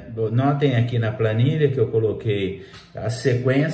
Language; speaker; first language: Portuguese; native; Portuguese